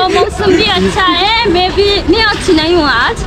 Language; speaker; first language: Hindi; non-native, learner; Nepali